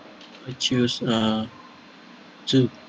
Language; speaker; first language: English; non-native, learner; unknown